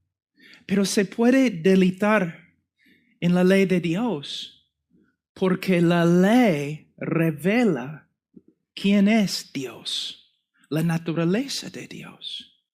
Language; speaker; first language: Spanish; non-native, fluent; English